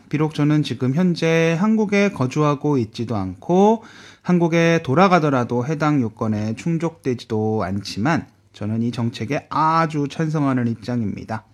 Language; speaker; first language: Korean; native; Korean